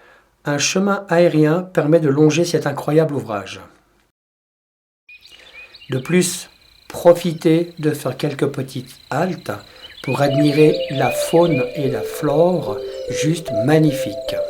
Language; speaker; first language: French; native; French